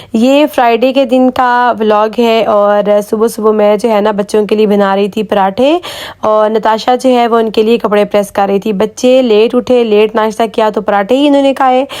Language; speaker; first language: Urdu; native; Urdu